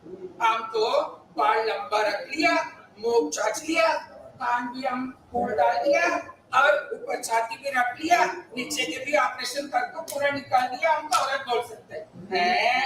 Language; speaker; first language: Hindi; non-native, local second language; Tamil